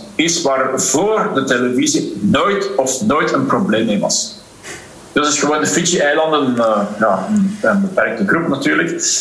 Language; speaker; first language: Dutch; native; Dutch